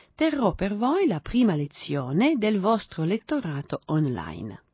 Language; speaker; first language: Italian; non-native, fluent; French